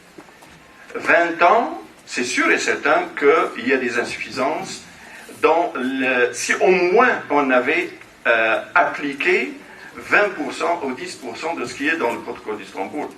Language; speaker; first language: French; non-native, local second language; Arabic